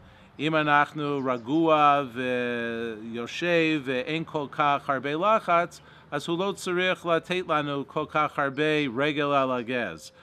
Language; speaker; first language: Hebrew; non-native, fluent; English